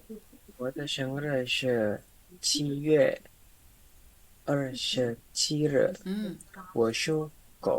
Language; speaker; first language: Chinese; non-native, learner; Indonesian